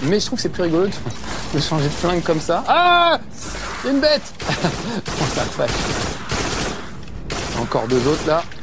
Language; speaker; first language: French; native; French